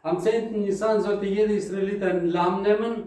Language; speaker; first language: German; non-native, fluent; Russian